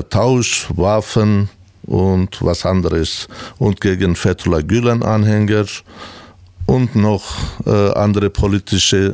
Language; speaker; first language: German; non-native, learner; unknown